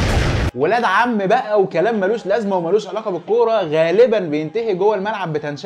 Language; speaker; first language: Arabic; native; Arabic